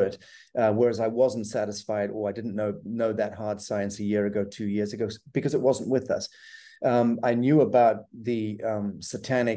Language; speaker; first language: English; native; English